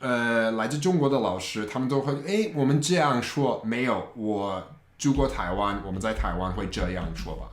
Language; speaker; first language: Chinese; non-native, fluent; English